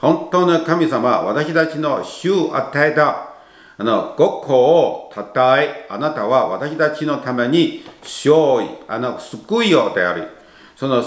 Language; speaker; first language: Japanese; non-native, learner; Chinese